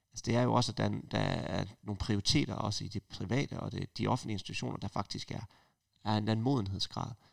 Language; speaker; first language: Danish; native; Danish